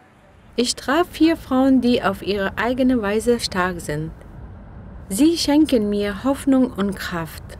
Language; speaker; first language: German; non-native, fluent; Persian